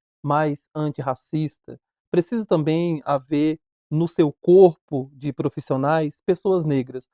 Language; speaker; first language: Portuguese; native; Portuguese